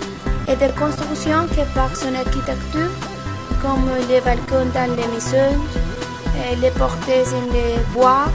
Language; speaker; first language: French; non-native, learner; Spanish